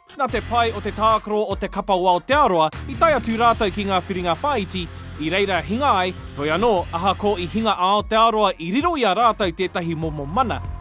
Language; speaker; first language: Māori; non-native, local second language; English